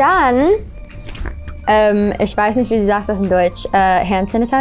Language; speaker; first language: German; early bilingual, heritage; English